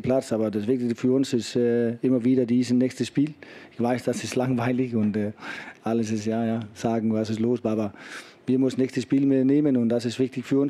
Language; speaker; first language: German; non-native, fluent; Danish